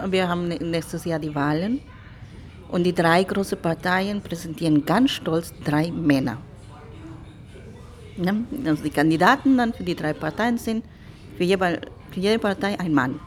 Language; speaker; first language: German; non-native, fluent; Spanish